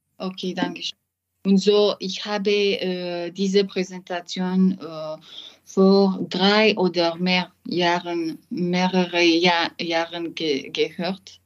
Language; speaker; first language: German; non-native, learner; French